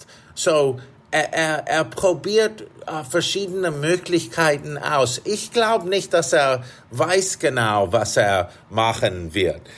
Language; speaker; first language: German; non-native, fluent; English